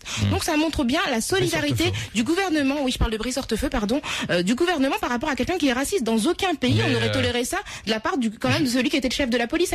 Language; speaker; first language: French; native; French